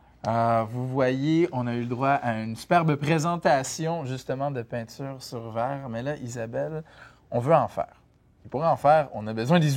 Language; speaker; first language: French; native; French